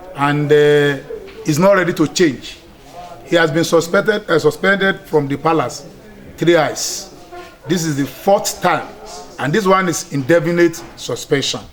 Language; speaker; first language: English; non-native, local second language; Yoruba